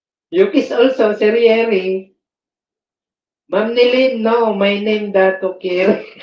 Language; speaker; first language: English; non-native, local second language; Filipino